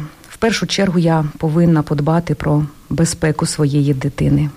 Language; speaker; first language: Ukrainian; native; Ukrainian